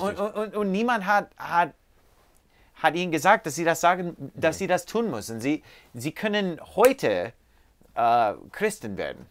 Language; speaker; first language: German; non-native, fluent; English